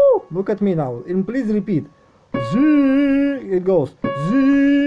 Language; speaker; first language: English; non-native, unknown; Russian